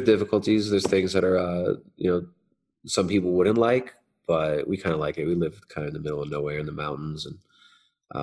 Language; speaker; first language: English; native; English